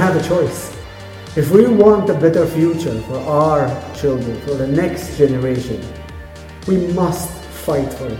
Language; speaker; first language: English; non-native, fluent; Arabic